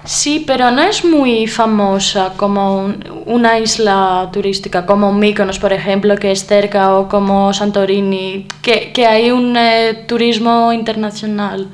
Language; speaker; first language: Spanish; non-native, learner; Greek